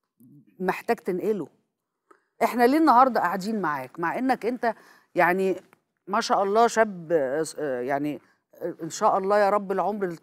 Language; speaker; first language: Arabic; native; Arabic